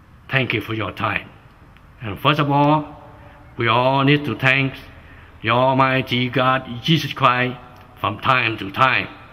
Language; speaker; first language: English; non-native, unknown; Vietnamese